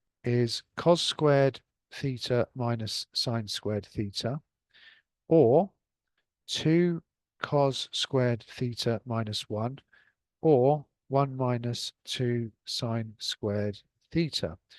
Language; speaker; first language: English; native; English